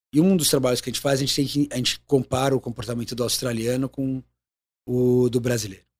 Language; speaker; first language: Portuguese; native; Portuguese